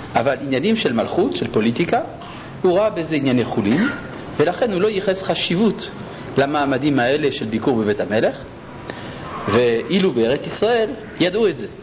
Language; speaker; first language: Hebrew; early bilingual, other home language; French